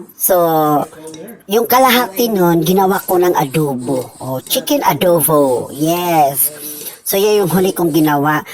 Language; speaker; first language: Filipino; non-native, local second language; Cebuano